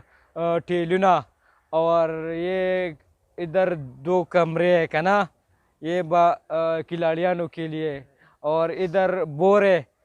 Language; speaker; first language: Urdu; non-native, local second language; Pashto